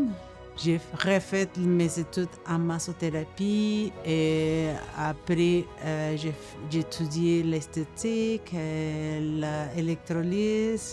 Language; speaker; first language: French; non-native, fluent; Spanish